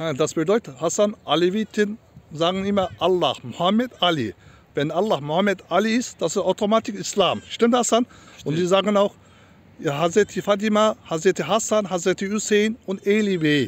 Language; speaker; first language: German; non-native, learner; Turkish